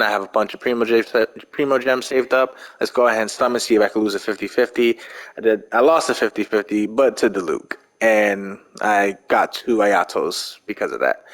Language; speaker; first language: English; native; English